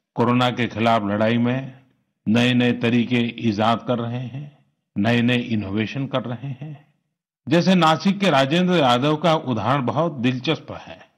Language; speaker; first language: Hindi; non-native, local second language; Gujarati